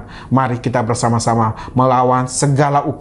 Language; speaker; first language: Indonesian; native; Indonesian